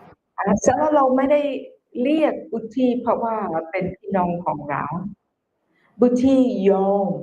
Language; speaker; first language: Thai; non-native, fluent; English